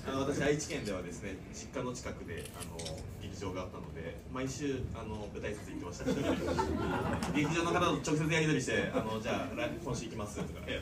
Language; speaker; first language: Japanese; native; Japanese